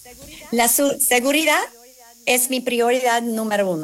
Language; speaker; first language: Spanish; non-native, fluent; English